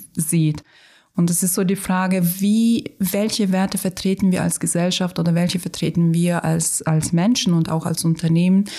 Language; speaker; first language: German; non-native, fluent; Turkish